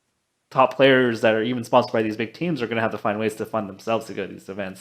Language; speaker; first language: English; native; English